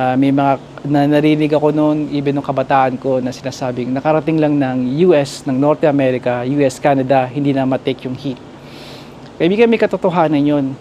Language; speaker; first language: Filipino; native; Filipino